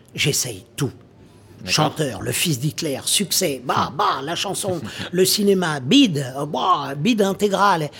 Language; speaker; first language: French; native; French